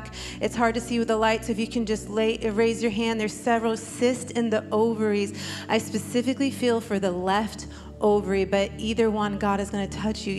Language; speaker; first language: English; native; English